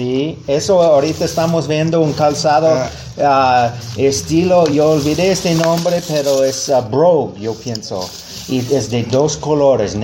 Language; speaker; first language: Spanish; non-native, learner; English